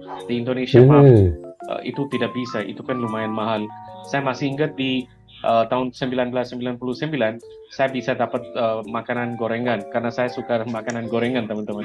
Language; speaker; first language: Indonesian; non-native, fluent; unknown